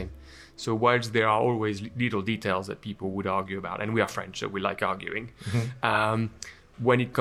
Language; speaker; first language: English; non-native, fluent; French